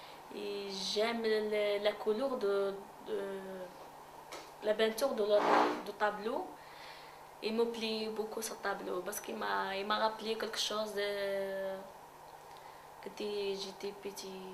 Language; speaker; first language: French; non-native, learner; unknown